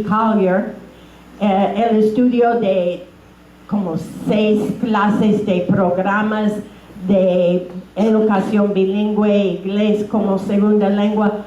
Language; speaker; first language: Spanish; non-native, fluent; English